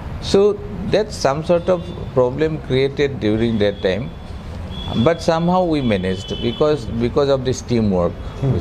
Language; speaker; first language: English; non-native, local second language; Assamese